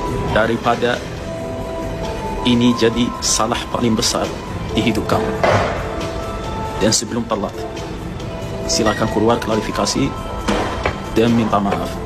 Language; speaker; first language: Indonesian; non-native, fluent; Arabic